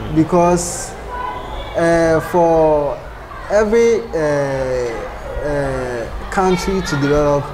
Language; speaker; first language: English; non-native, local second language; Akan